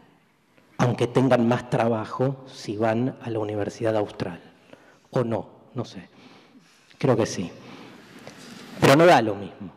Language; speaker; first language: Spanish; native; Spanish